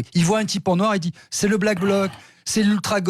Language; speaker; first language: French; native; French